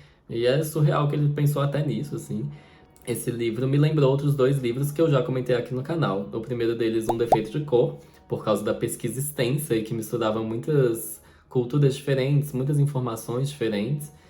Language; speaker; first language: Portuguese; native; Portuguese